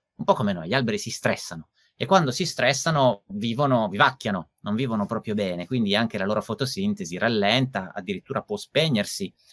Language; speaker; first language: Italian; native; Italian